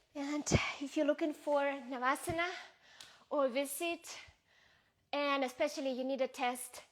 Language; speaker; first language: English; non-native, fluent; Ukrainian